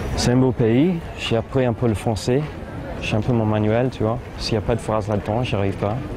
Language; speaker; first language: French; non-native, fluent; English